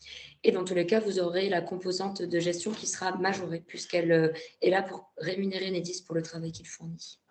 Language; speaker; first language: French; native; French